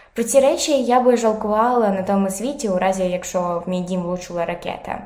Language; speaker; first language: Ukrainian; non-native, local second language; Russian